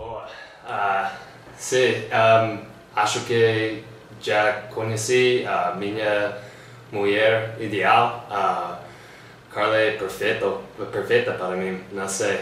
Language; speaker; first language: Portuguese; non-native, learner; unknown